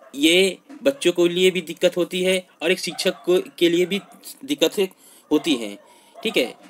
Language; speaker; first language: Hindi; non-native, local second language; Bhojpuri